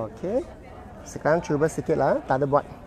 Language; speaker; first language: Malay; non-native, local second language; Cantonese